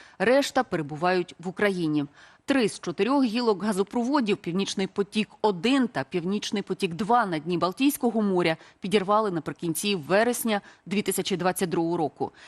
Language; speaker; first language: Ukrainian; native; Ukrainian